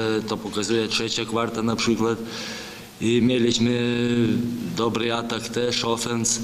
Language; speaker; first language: Polish; non-native, fluent; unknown